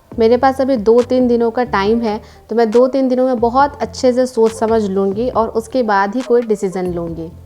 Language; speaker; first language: Hindi; native; Hindi